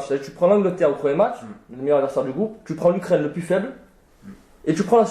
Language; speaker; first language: French; native; French